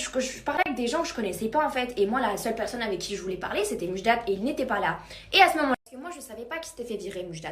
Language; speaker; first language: French; native; French